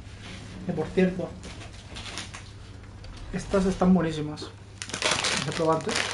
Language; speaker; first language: Spanish; native; Spanish